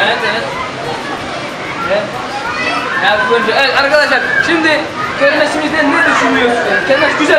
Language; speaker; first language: Turkish; early bilingual, heritage; Turkish